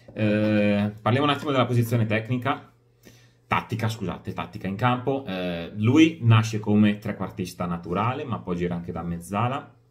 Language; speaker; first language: Italian; native; Italian